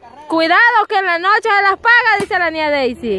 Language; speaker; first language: Spanish; native; Spanish